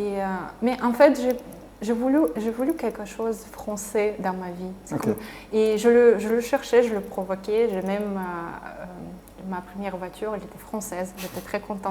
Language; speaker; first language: French; non-native, fluent; Russian